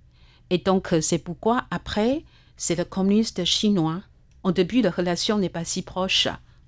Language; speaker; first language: French; non-native, learner; Chinese